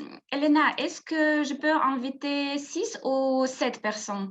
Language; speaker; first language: French; non-native, fluent; Russian